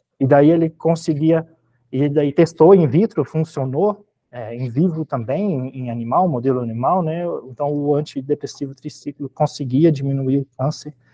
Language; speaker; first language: Portuguese; native; Portuguese